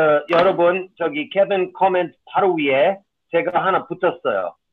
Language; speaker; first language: Korean; non-native, fluent; English